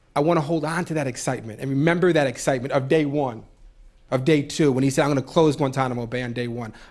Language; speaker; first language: English; native; English